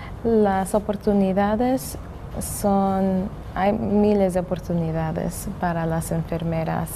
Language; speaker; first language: Spanish; early bilingual, heritage; English